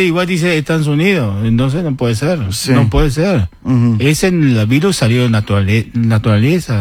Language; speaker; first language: Spanish; non-native, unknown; Chinese